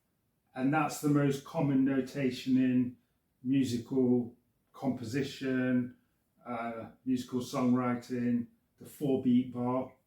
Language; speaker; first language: English; native; English